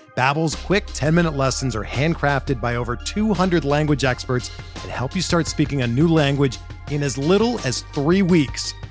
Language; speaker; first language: English; native; English